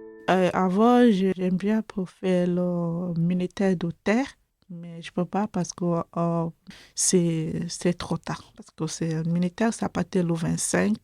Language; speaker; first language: French; non-native, learner; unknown